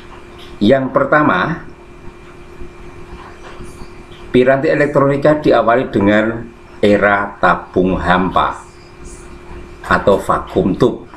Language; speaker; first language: Indonesian; native; Indonesian